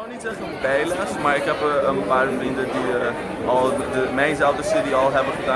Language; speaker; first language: Dutch; non-native, local second language; Papiamento